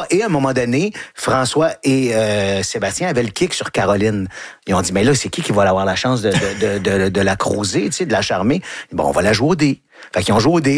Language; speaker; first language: French; native; French